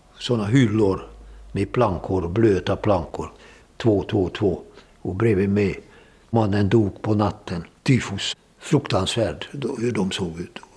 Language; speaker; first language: Swedish; non-native, fluent; Hungarian